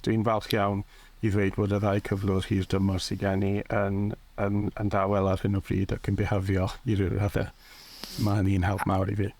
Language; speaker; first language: Welsh; native; Welsh